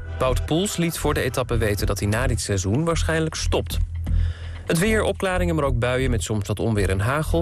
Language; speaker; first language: Dutch; native; Dutch